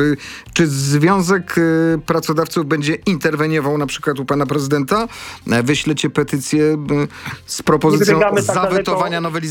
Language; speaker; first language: Polish; native; Polish